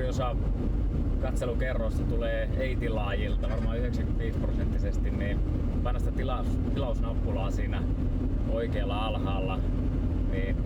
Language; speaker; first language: Finnish; native; Finnish